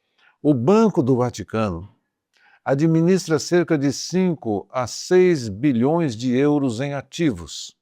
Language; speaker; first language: Portuguese; native; Portuguese